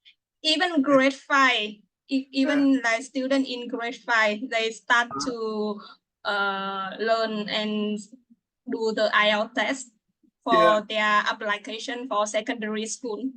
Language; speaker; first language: English; non-native, fluent; Vietnamese